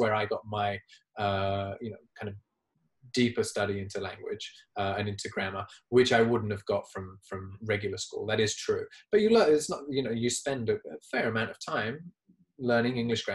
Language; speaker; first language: English; native; English